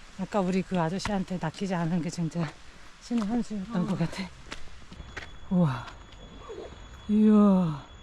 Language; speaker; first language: Korean; native; Korean